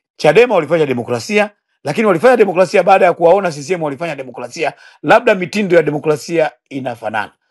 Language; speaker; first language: Swahili; native; Swahili